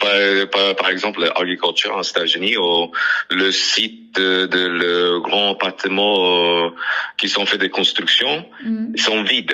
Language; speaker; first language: French; non-native, learner; English